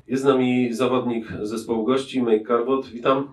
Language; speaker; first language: Polish; native; Polish